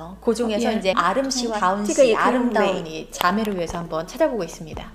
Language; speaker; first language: Korean; native; Korean